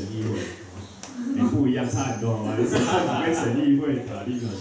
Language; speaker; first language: Chinese; native; Chinese